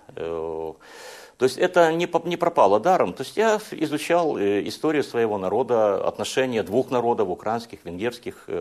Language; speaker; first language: Russian; non-native, local second language; Hungarian